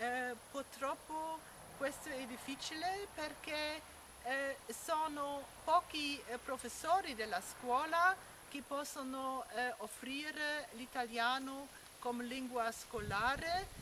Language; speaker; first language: Italian; non-native, fluent; German